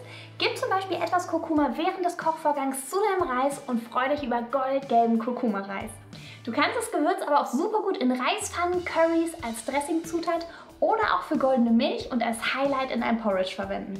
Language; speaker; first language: German; native; German